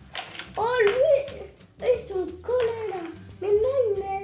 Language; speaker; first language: French; native; French